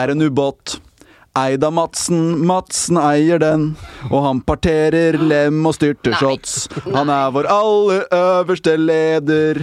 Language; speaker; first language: Norwegian; native; Norwegian